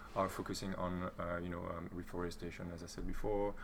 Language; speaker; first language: English; non-native, fluent; French